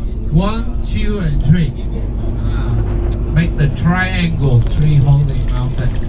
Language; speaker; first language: English; non-native, local second language; Vietnamese